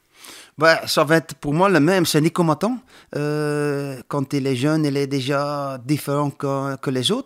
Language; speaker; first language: French; non-native, learner; Dutch